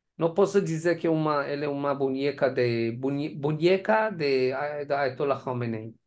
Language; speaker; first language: Portuguese; non-native, learner; Persian